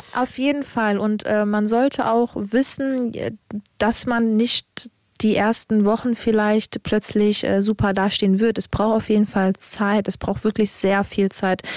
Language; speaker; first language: German; early bilingual, other home language; Serbian